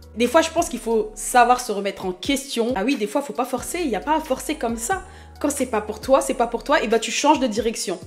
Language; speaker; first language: French; early bilingual, other home language; Haitian Creole